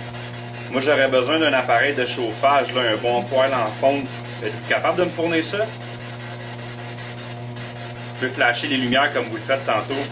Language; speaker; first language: French; native; French